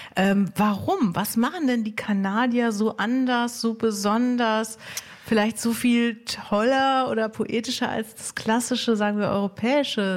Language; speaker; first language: German; native; German